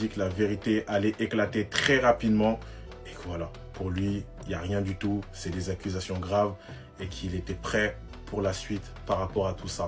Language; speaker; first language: French; native; French